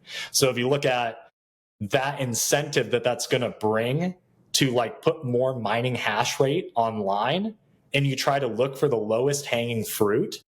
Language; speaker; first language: English; native; English